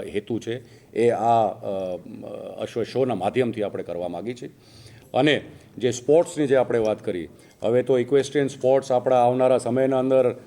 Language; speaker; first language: Gujarati; native; Gujarati